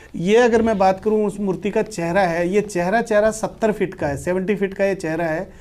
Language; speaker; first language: Hindi; native; Hindi